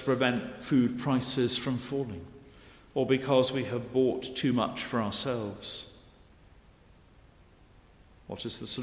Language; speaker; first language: English; native; English